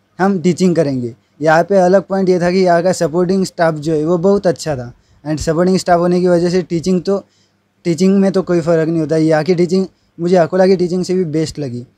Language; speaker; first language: Hindi; non-native, local second language; Marathi